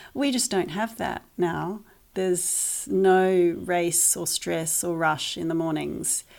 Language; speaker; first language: English; native; English